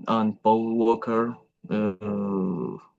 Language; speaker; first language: English; non-native, learner; Spanish